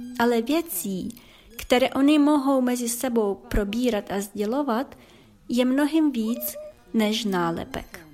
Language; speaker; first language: Czech; non-native, fluent; Ukrainian